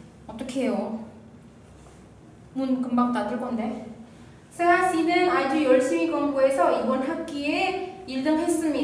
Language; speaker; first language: Korean; non-native, fluent; Indonesian